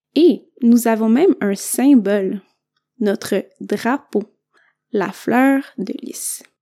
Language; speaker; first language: French; native; French